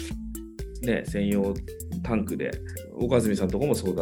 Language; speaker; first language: Japanese; native; Japanese